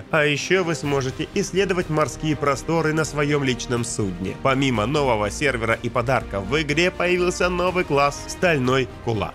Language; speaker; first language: Russian; native; Russian